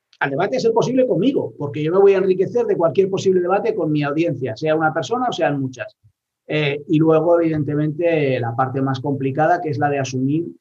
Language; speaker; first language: Spanish; native; Spanish